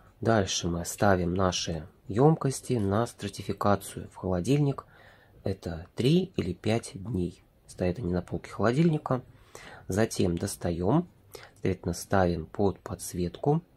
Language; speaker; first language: Russian; native; Russian